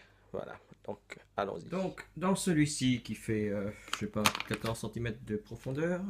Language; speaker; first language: French; native; French